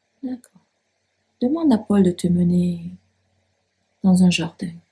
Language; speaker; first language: French; native; French